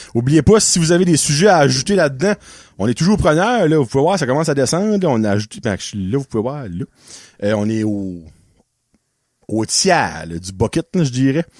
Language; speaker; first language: French; native; French